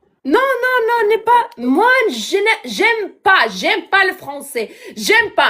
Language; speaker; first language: French; non-native, learner; Arabic